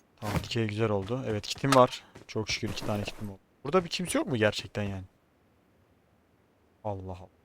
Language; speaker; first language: Turkish; native; Turkish